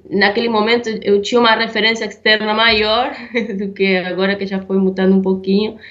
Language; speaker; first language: Portuguese; non-native, fluent; Spanish